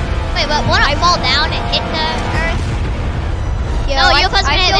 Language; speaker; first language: English; native; English